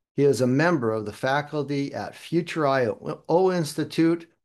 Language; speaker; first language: English; early bilingual, other home language; German